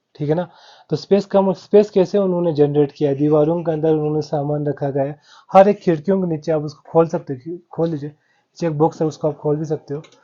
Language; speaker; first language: Hindi; non-native, local second language; Balti